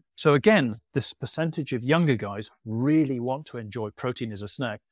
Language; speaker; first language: English; native; English